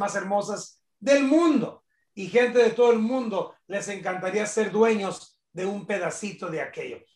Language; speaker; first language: Spanish; early bilingual, heritage; Spanish